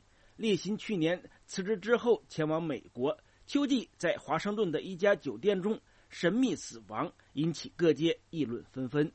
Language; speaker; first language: Chinese; native; Chinese